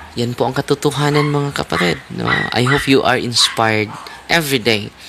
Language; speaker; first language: Filipino; non-native, local second language; Cebuano